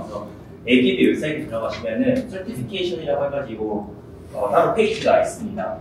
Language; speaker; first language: Korean; native; Korean